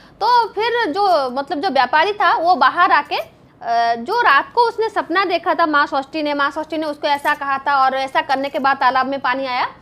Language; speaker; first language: Hindi; non-native, local second language; Bangla